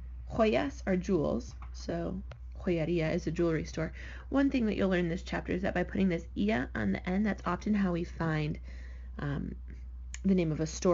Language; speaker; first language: English; native; English